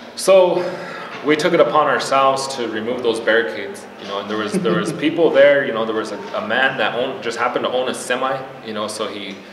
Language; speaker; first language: English; native; English